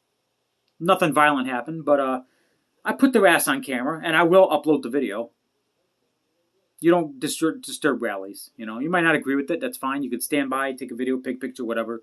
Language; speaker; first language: English; native; English